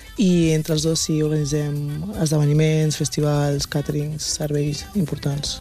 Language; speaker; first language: Catalan; early bilingual, other home language; Wolof